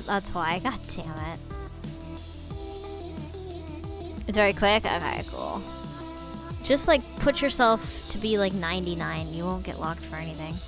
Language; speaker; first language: English; native; English